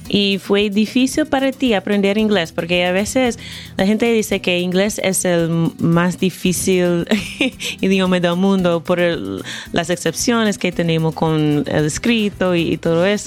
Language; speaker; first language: Spanish; non-native, fluent; English